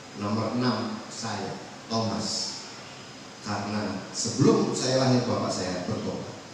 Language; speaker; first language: Indonesian; non-native, local second language; Javanese